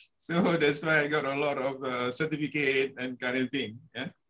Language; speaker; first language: English; non-native, local second language; Malay